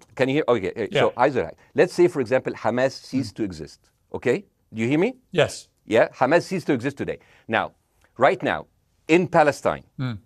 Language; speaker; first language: English; non-native, fluent; Arabic